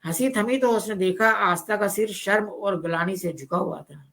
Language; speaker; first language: Hindi; non-native, local second language; Punjabi